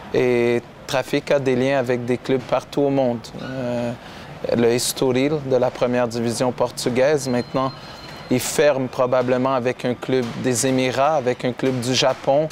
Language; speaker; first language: French; non-native, local second language; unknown